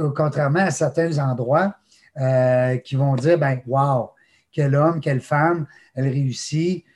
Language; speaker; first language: French; native; French